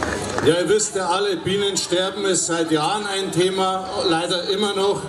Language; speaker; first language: German; native; German